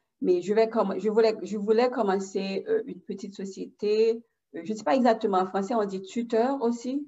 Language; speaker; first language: French; non-native, local second language; Haitian Creole